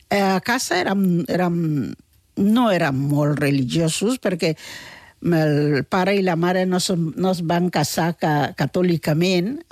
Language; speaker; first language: Catalan; early bilingual, other home language; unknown